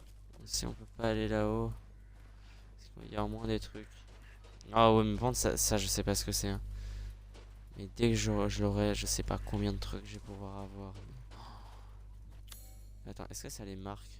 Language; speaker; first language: French; native; French